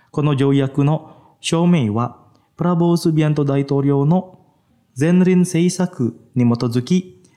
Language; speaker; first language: Japanese; non-native, fluent; Indonesian